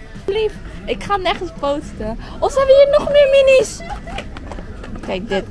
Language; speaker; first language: Dutch; early bilingual, other home language; Chinese